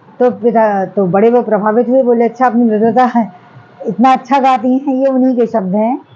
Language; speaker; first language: Hindi; native; Hindi